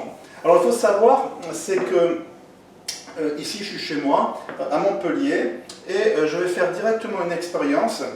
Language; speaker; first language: French; native; French